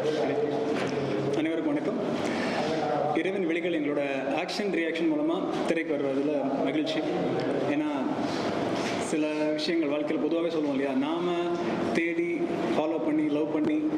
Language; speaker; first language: Tamil; native; Tamil